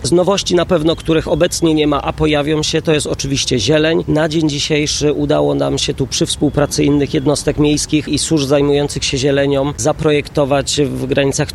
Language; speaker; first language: Polish; native; Polish